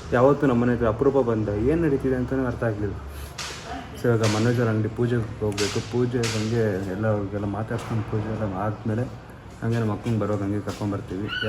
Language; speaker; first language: Kannada; native; Kannada